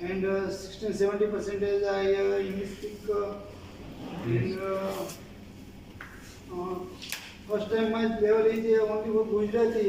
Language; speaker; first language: English; non-native, learner; Gujarati